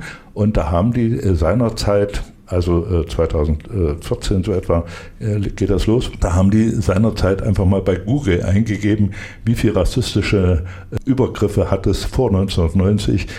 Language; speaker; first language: German; native; German